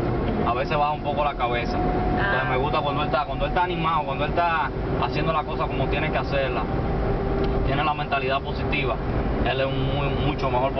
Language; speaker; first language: Spanish; native; Spanish